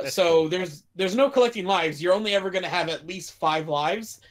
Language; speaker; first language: English; native; English